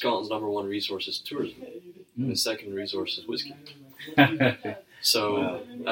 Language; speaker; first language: English; native; English